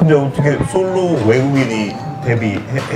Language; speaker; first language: Korean; non-native, fluent; English